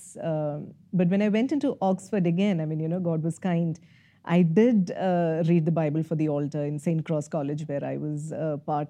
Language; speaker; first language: English; non-native, local second language; Malayalam